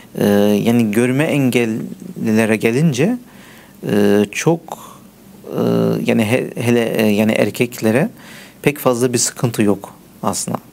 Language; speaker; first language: Turkish; early bilingual, heritage; Turkish